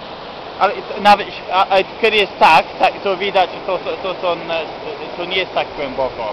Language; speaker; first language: Polish; non-native, learner; English